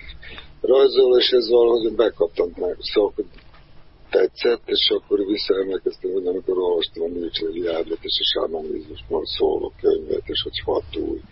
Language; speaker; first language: Hungarian; non-native, fluent; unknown